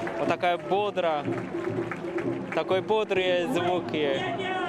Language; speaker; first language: Russian; non-native, fluent; Chinese